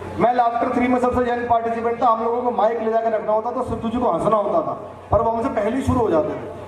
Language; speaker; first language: Hindi; native; Hindi